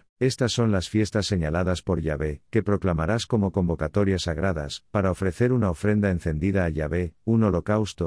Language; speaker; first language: Spanish; native; Spanish